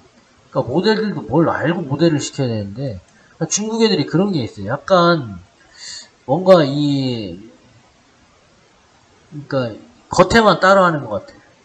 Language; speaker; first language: Korean; native; Korean